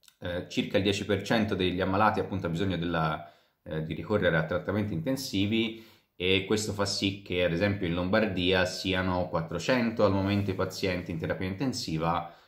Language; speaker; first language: Italian; native; Italian